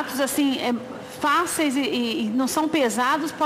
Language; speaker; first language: Portuguese; native; Portuguese